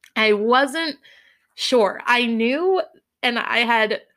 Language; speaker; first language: English; native; English